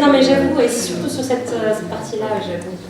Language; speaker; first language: French; native; French